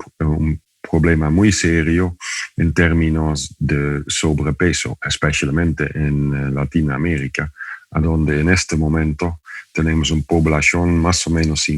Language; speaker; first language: Spanish; non-native, fluent; Dutch